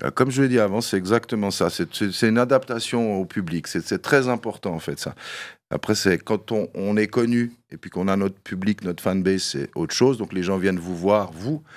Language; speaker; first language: French; early bilingual, other home language; Kabyle